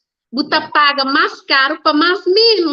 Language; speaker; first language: Portuguese; non-native, learner; Kabuverdianu